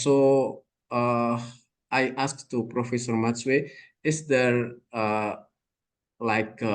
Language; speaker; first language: English; non-native, learner; Indonesian